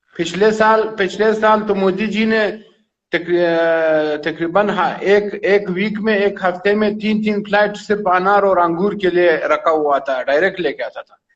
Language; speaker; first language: Hindi; non-native, fluent; Pashto